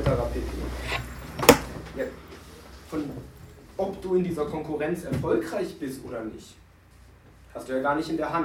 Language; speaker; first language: German; native; German